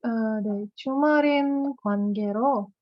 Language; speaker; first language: Korean; non-native, learner; Russian